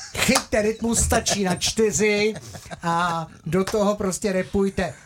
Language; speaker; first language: Czech; native; Czech